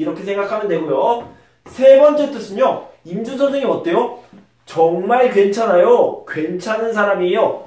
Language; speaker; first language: Korean; native; Korean